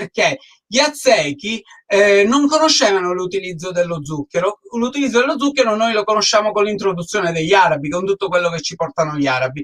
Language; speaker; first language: Italian; native; Italian